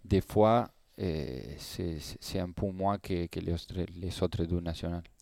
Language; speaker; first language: French; non-native, learner; Spanish